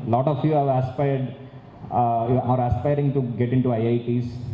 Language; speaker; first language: English; non-native, local second language; Telugu